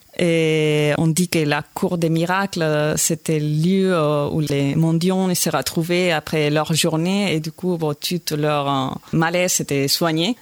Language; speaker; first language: French; non-native, fluent; Spanish